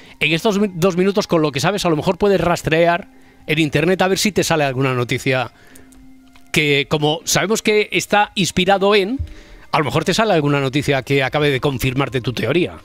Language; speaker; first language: Spanish; native; Spanish